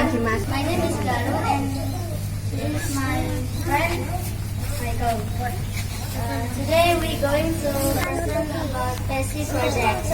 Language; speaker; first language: English; non-native, learner; Indonesian